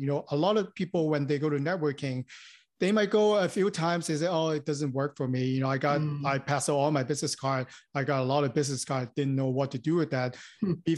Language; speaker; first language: English; non-native, local second language; Cantonese